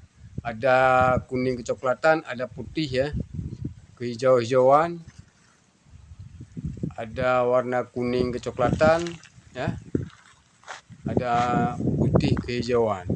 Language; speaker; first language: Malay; non-native, local second language; Achinese